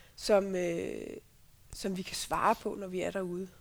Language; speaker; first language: Danish; native; Danish